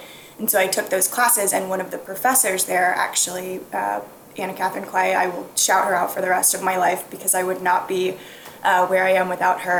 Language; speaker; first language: English; native; English